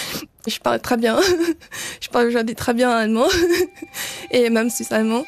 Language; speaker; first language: French; early bilingual, other home language; Portuguese